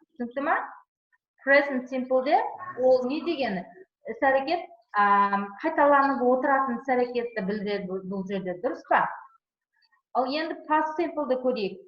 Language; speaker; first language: Kazakh; non-native, local second language; Uzbek